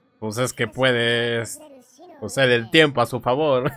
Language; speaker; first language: Spanish; native; Spanish